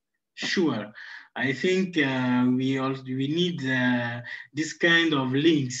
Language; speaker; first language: English; non-native, fluent; Sango